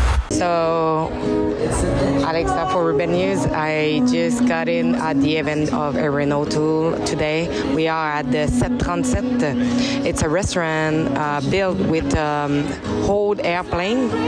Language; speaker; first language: English; non-native, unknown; French